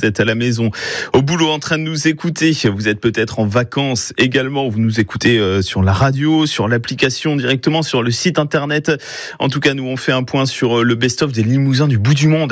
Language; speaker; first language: French; native; French